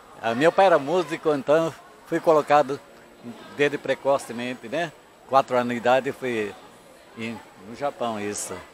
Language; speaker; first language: Portuguese; native; Portuguese